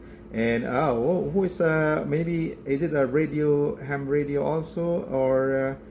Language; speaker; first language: English; non-native, learner; Indonesian